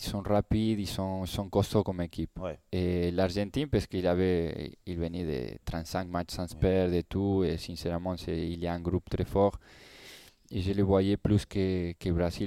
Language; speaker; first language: French; non-native, learner; Spanish